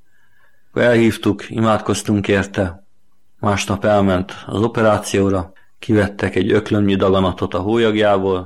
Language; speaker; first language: Hungarian; native; Hungarian